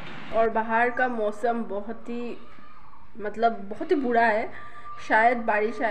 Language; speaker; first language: Hindi; non-native, local second language; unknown